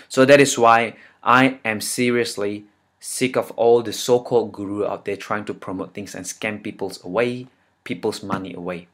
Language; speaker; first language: English; non-native, fluent; Indonesian